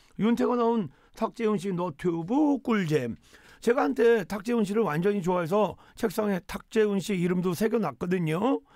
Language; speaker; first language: Korean; native; Korean